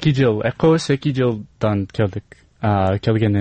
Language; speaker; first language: Kyrgyz; non-native, learner; English